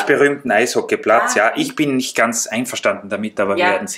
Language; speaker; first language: German; native; German